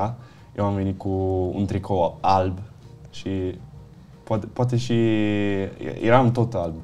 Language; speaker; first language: Romanian; early bilingual, heritage; Italian